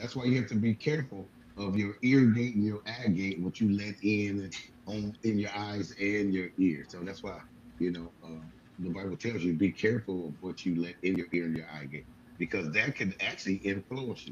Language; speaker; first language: English; native; English